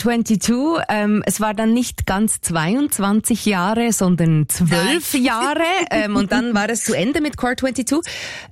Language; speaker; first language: German; native; German